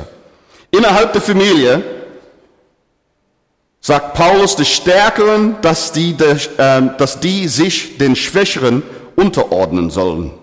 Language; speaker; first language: German; non-native, fluent; English